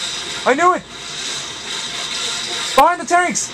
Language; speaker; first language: English; native; English